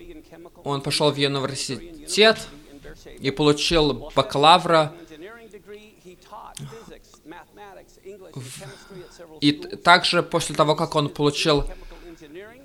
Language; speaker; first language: Russian; early bilingual, heritage; Russian